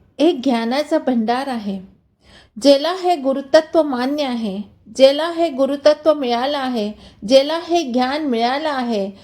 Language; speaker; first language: Marathi; non-native, local second language; Hindi